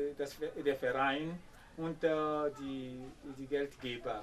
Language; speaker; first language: German; non-native, fluent; Ewe